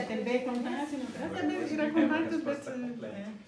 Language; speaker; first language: Lithuanian; non-native, learner; Portuguese